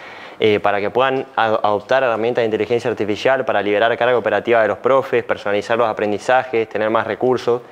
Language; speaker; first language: Spanish; native; Spanish